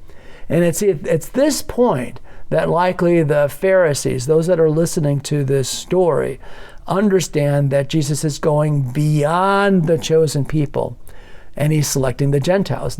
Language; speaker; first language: English; native; English